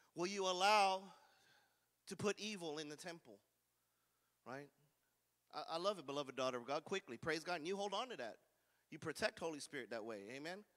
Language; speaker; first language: English; native; English